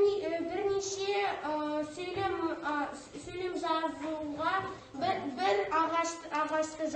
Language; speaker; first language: Kazakh; non-native, local second language; Russian